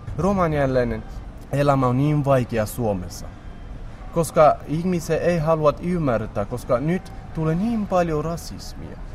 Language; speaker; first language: Finnish; non-native, learner; Romany